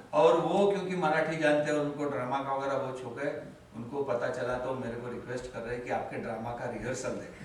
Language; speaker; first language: Hindi; non-native, local second language; Marathi